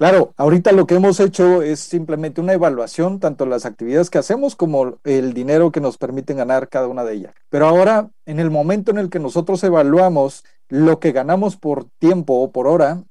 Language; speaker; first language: Spanish; native; Spanish